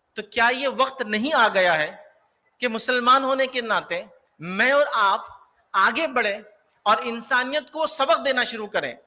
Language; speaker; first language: Urdu; native; Urdu